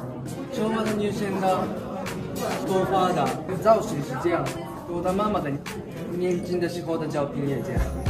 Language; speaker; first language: Chinese; non-native, learner; Japanese